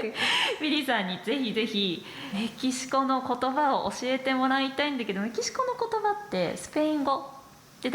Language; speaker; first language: Japanese; native; Japanese